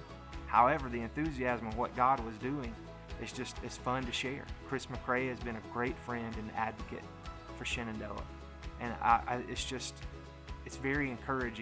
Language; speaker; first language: English; native; English